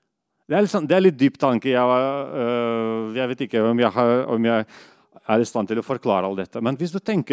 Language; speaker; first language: Norwegian; non-native, fluent; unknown